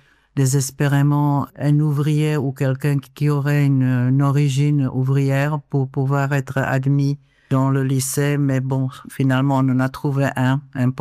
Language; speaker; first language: French; non-native, fluent; Czech